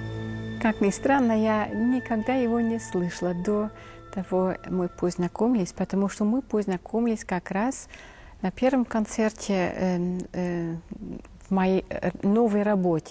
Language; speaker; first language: Russian; non-native, fluent; Dutch